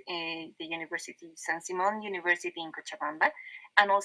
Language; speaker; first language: English; non-native, fluent; Spanish